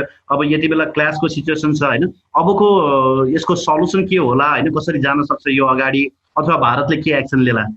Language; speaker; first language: Nepali; native; Nepali